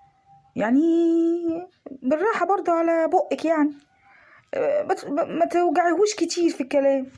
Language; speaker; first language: Arabic; native; Arabic